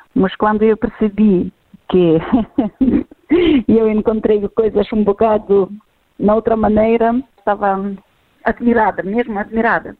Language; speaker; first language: Portuguese; non-native, fluent; Ukrainian